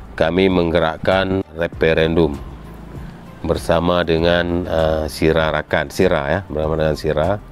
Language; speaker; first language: Malay; non-native, local second language; Achinese